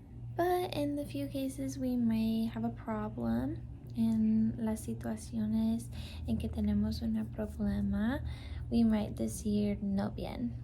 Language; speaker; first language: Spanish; non-native, learner; English